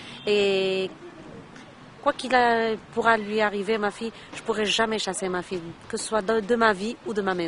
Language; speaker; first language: French; non-native, local second language; Arabic